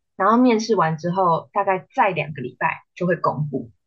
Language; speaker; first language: Chinese; native; Chinese